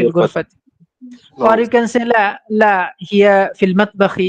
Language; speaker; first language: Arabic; non-native, fluent; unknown